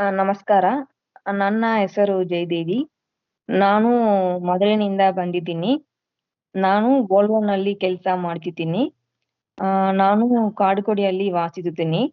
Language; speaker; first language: Kannada; non-native, learner; Tamil